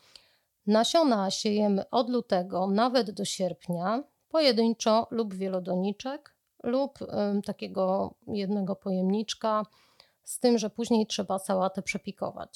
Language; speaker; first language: Polish; native; Polish